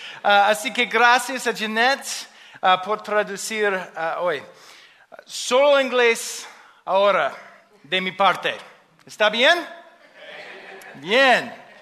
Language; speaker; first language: Spanish; non-native, learner; English